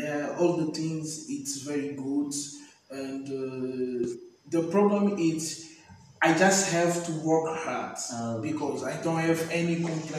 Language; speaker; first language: English; non-native, fluent; Portuguese